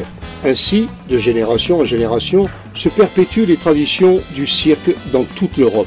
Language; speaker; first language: French; native; French